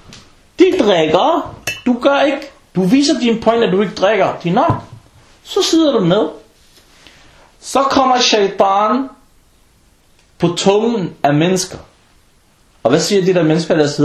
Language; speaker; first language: Danish; early bilingual, other home language; Arabic